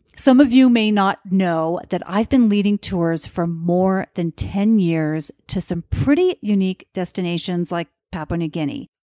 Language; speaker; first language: English; native; English